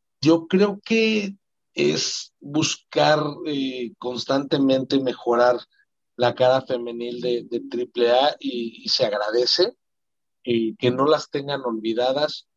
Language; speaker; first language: Spanish; native; Spanish